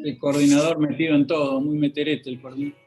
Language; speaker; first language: Spanish; native; Spanish